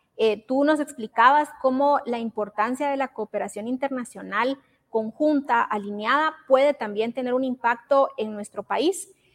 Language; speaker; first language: Spanish; native; Spanish